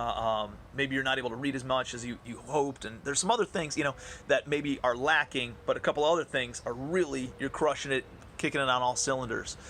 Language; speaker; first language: English; native; English